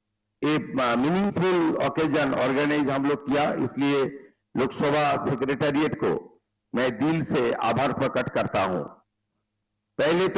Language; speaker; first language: Hindi; non-native, local second language; Bangla